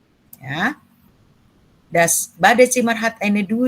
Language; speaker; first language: German; non-native, fluent; Indonesian